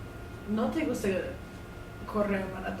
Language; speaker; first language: Spanish; non-native, learner; English